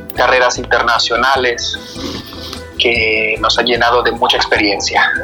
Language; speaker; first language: Spanish; native; Spanish